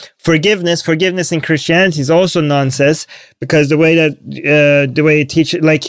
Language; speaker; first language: English; non-native, fluent; Persian